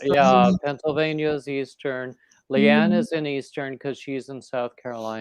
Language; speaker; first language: English; native; English